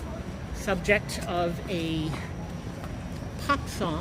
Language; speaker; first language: English; native; English